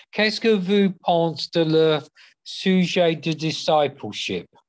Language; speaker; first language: French; non-native, learner; English